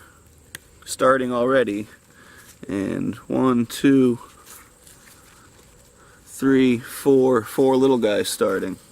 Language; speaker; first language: English; native; English